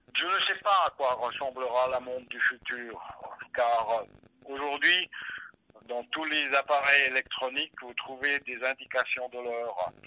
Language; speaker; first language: French; native; French